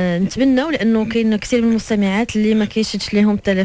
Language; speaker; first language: Arabic; native; Arabic